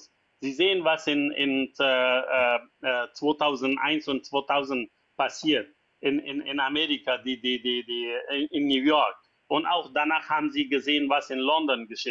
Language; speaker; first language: German; non-native, fluent; Persian